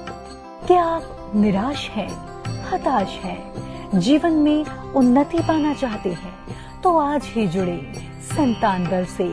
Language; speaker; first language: Hindi; native; Hindi